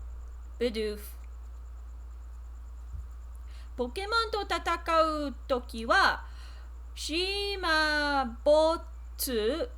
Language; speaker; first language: Japanese; non-native, learner; English